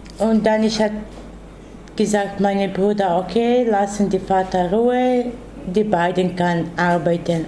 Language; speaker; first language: German; non-native, learner; Romany